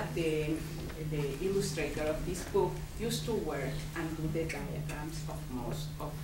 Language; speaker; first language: English; non-native, fluent; Spanish